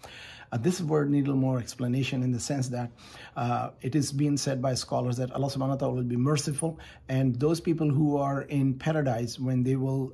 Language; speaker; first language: English; non-native, fluent; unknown